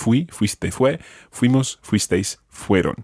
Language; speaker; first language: Spanish; non-native, fluent; English